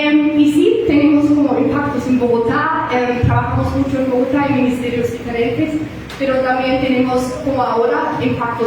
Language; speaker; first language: Spanish; non-native, fluent; German